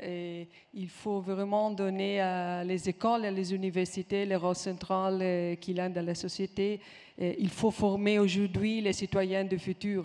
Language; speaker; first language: French; non-native, fluent; Italian